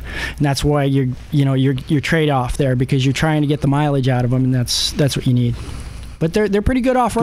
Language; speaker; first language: English; native; English